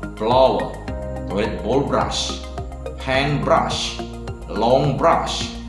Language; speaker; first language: English; non-native, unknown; Indonesian